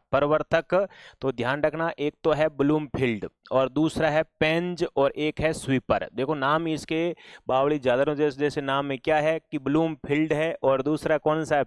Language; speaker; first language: Hindi; native; Hindi